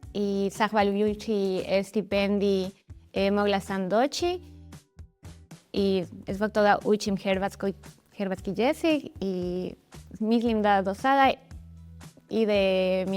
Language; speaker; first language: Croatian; non-native, learner; Spanish